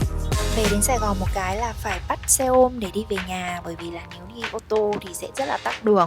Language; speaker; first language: Vietnamese; native; Vietnamese